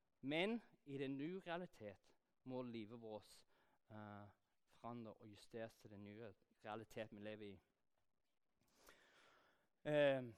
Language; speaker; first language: Norwegian; non-native, fluent; English